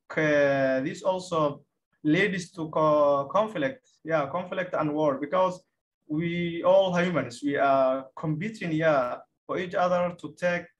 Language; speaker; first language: English; non-native, fluent; Somali